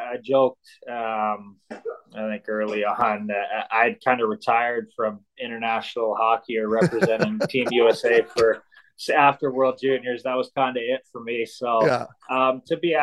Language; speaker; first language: English; native; English